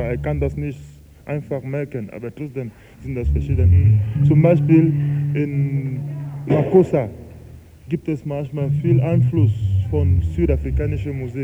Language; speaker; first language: German; non-native, fluent; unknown